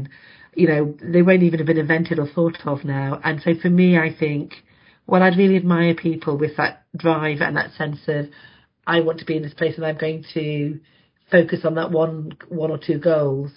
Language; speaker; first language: English; native; English